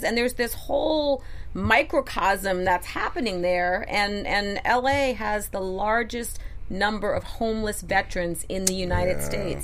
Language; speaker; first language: English; native; English